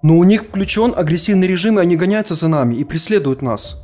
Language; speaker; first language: Russian; native; Russian